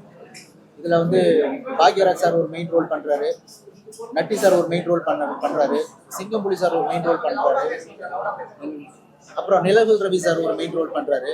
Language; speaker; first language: Tamil; native; Tamil